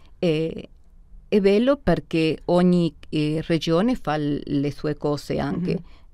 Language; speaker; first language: Italian; early bilingual, heritage; Spanish